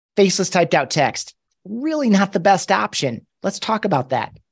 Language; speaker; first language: English; native; English